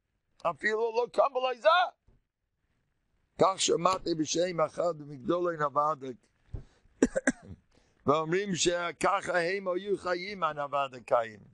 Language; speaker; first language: Hebrew; non-native, fluent; English